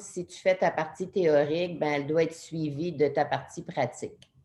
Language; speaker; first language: French; native; French